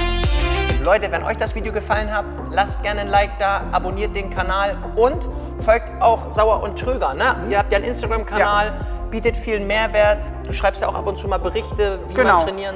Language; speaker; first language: German; native; German